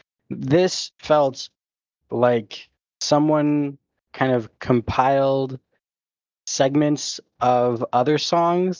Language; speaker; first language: English; native; English